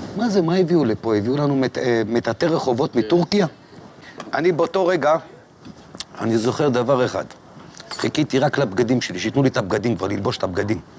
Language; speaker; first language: Hebrew; native; Hebrew